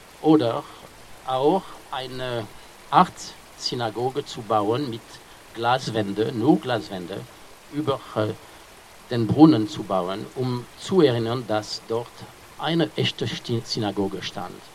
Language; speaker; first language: German; non-native, fluent; French